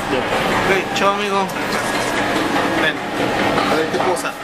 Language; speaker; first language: Swedish; non-native, learner; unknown